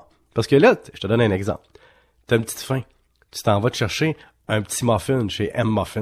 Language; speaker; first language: French; native; French